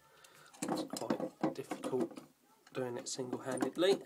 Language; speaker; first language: English; native; English